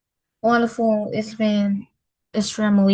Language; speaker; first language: English; non-native, learner; Vietnamese